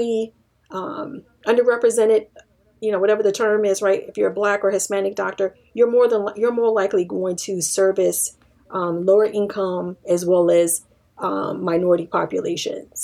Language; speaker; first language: English; native; English